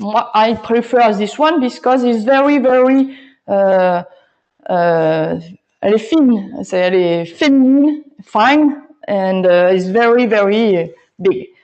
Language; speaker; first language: English; non-native, learner; French